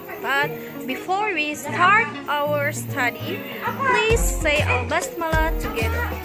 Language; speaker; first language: English; non-native, learner; Indonesian